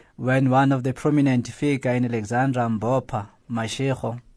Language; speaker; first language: English; non-native, local second language; Zulu